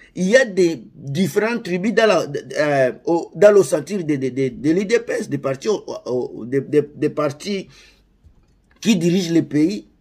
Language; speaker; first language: French; non-native, local second language; Lingala